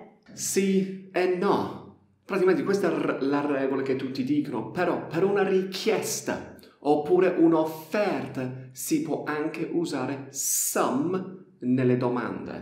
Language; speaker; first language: Italian; non-native, fluent; English